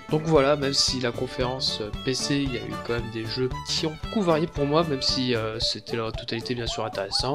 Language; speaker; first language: French; native; French